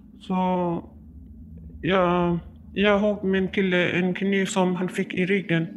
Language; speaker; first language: Swedish; non-native, learner; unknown